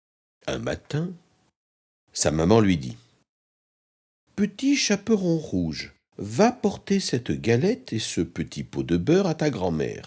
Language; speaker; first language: French; native; French